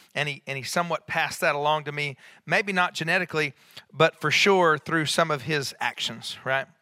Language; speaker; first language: English; native; English